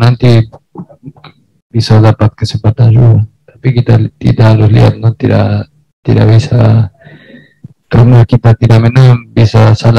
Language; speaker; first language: Indonesian; non-native, fluent; Spanish